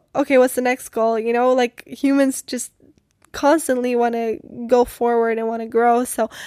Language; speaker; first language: English; non-native, fluent; Czech